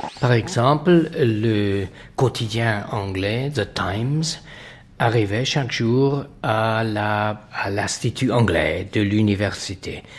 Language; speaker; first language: French; non-native, fluent; Hungarian